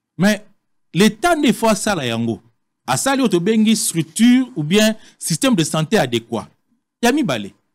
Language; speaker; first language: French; non-native, local second language; Lingala